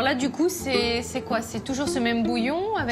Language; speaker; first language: French; native; French